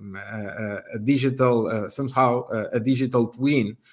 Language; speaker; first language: English; non-native, fluent; Portuguese